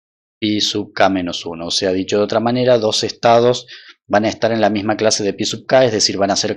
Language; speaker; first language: Spanish; native; Spanish